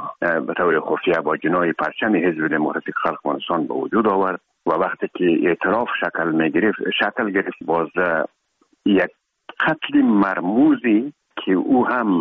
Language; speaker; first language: Persian; native; Persian